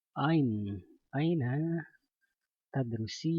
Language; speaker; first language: Arabic; non-native, learner; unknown